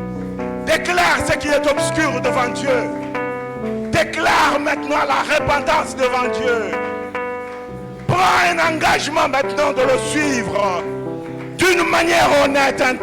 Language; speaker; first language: French; non-native, local second language; Lingala